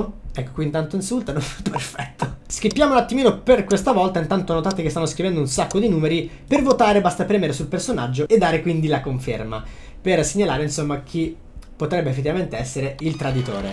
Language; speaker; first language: Italian; native; Italian